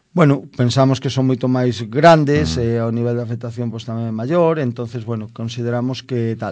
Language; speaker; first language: Galician; non-native, local second language; Spanish